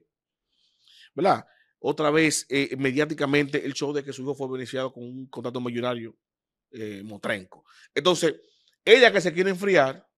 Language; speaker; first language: Spanish; native; Spanish